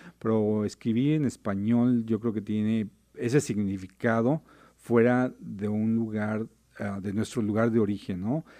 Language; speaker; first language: Spanish; native; Spanish